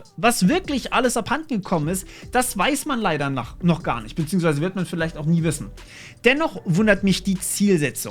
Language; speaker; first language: German; native; German